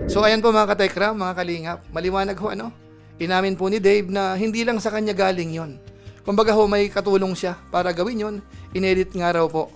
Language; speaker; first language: Filipino; native; Filipino